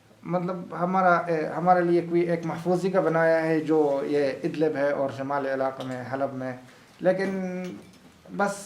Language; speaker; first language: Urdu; non-native, learner; Arabic